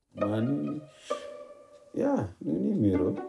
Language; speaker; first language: Dutch; non-native, learner; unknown